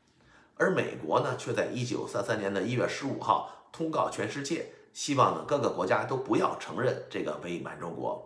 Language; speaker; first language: Chinese; native; Chinese